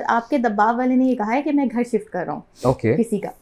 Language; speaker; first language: Urdu; native; Urdu